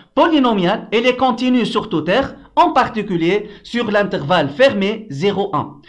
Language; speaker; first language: French; non-native, local second language; Arabic